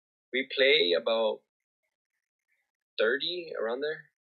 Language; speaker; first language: English; early bilingual, other home language; Spanish